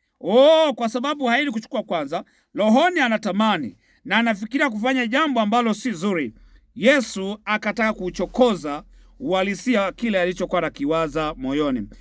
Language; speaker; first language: Swahili; native; Swahili